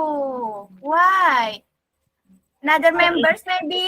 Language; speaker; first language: English; non-native, learner; Indonesian